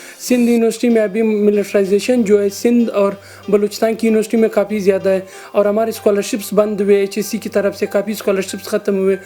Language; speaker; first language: Urdu; non-native, local second language; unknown